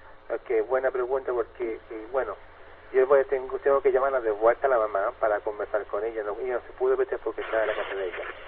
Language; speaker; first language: Spanish; native; Spanish